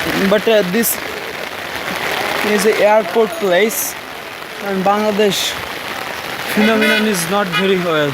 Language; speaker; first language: English; non-native, local second language; Bangla